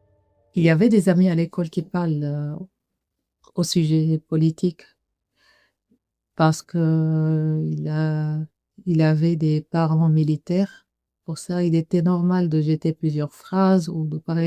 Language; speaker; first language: French; non-native, learner; Arabic